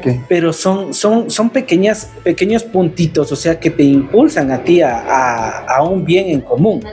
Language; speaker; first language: Spanish; native; Spanish